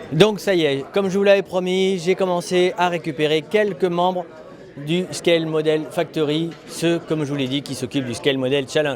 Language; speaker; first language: French; native; French